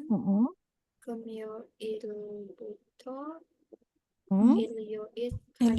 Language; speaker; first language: Korean; non-native, learner; Indonesian